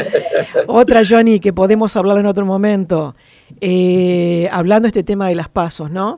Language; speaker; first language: Spanish; native; Spanish